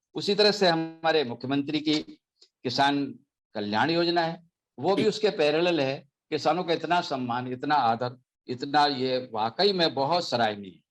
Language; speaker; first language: Hindi; native; Hindi